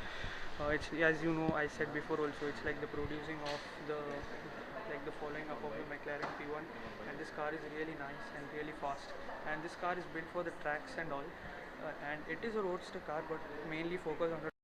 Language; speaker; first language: English; non-native, fluent; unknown